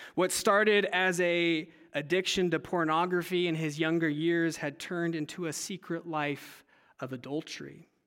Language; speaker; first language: English; native; English